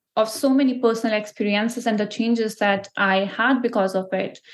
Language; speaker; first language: English; non-native, local second language; Punjabi